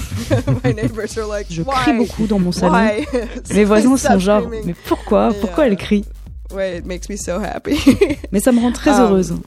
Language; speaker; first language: French; non-native, fluent; English